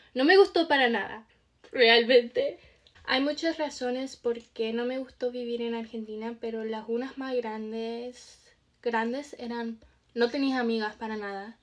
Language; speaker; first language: Spanish; early bilingual, heritage; Spanish